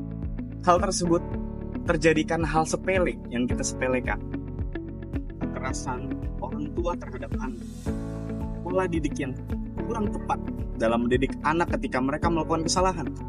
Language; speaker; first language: Indonesian; native; Indonesian